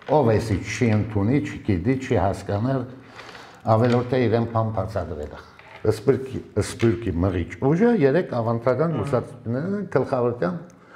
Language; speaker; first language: Armenian; early bilingual, heritage; Armenian